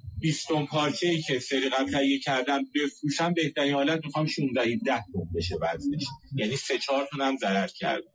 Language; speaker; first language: Persian; native; Persian